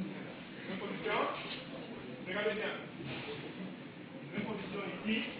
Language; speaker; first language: French; non-native, learner; Romanian